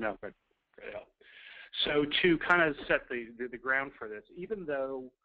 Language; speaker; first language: English; native; English